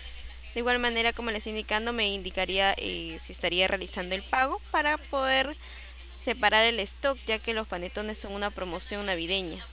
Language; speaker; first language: Spanish; native; Spanish